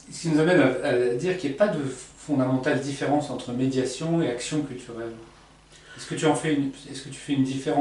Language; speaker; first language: French; native; French